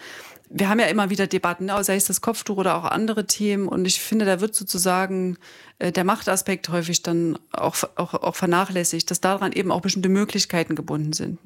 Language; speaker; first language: German; native; German